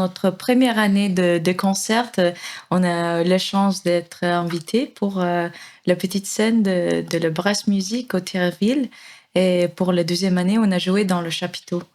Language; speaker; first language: French; non-native, fluent; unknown